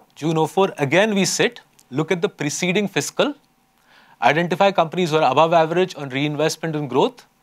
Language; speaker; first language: English; non-native, local second language; Hindi